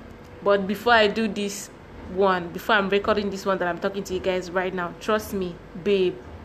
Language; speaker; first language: English; non-native, local second language; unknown